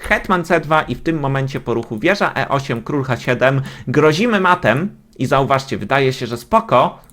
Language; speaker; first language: Polish; native; Polish